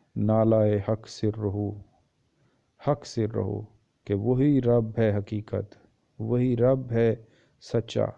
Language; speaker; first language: Urdu; non-native, local second language; Punjabi